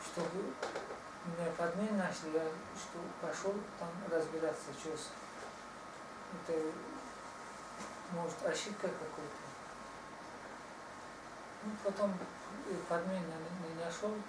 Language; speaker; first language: Russian; non-native, learner; Tajik